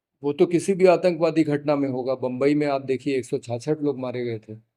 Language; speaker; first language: Hindi; native; Hindi